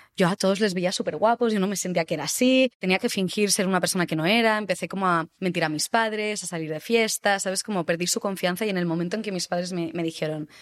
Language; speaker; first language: Spanish; native; Spanish